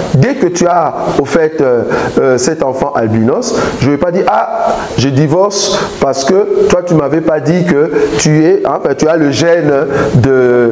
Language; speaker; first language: French; non-native, local second language; Lingala